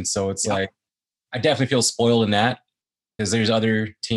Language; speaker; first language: English; native; English